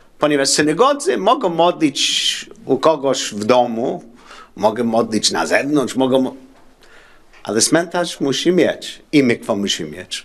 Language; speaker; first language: Polish; non-native, learner; English